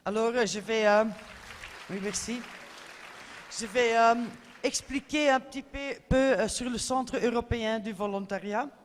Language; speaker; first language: French; non-native, fluent; Dutch